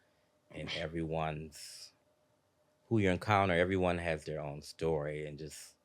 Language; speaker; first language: English; native; English